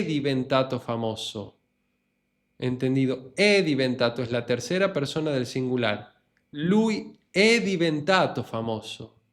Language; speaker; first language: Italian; non-native, fluent; Spanish